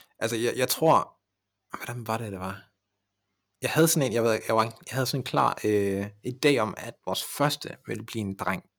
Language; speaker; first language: Danish; early bilingual, other home language; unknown